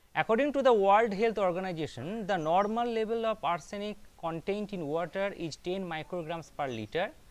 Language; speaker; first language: English; non-native, local second language; Bangla